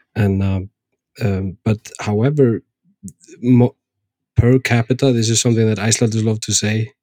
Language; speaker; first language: English; non-native, fluent; Icelandic